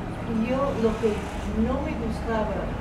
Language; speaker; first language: Spanish; non-native, fluent; English